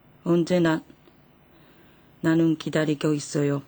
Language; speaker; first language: Korean; non-native, fluent; Japanese